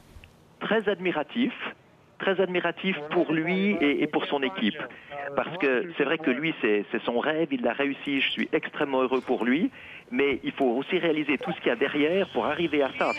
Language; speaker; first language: French; native; French